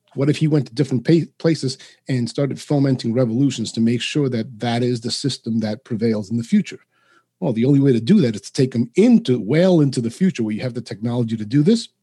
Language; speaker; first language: English; early bilingual, other home language; Spanish